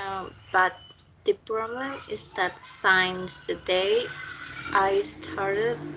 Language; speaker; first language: English; non-native, learner; Spanish